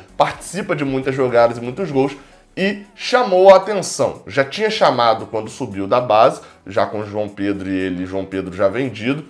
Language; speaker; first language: Portuguese; native; Portuguese